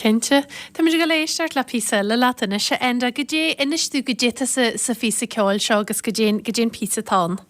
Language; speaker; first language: Irish; native; Irish